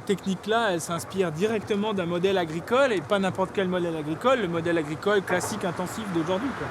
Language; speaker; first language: French; native; French